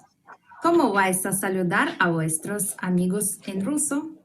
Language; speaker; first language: Spanish; non-native, fluent; Russian